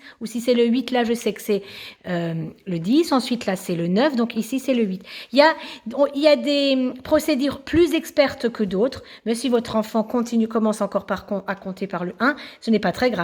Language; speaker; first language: French; native; French